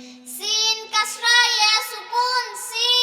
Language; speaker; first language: Arabic; non-native, learner; Bangla